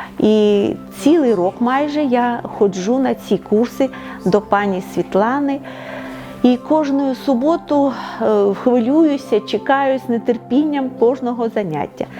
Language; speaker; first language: Ukrainian; non-native, learner; Russian